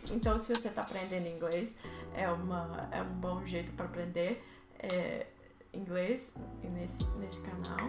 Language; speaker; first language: Portuguese; early bilingual, heritage; Portuguese